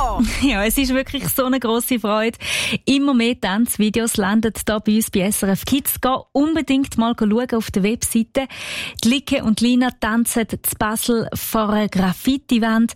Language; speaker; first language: German; native; German